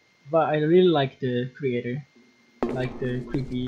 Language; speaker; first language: English; non-native, learner; Japanese